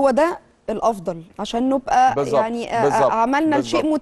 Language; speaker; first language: Arabic; native; Arabic